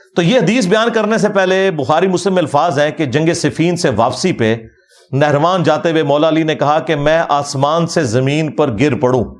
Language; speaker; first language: Urdu; non-native, local second language; Punjabi